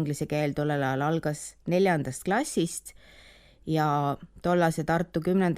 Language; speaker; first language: Estonian; native; Estonian